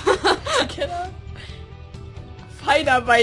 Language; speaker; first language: German; native; German